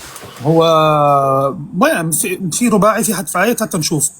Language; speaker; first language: Arabic; native; Arabic